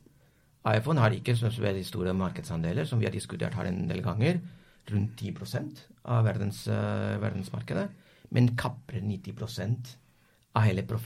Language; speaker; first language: Norwegian; non-native, fluent; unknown